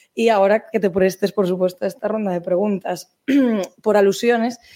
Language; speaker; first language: Spanish; native; Spanish